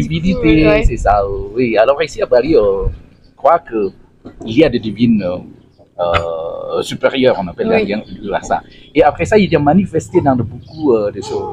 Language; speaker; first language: French; non-native, learner; Indonesian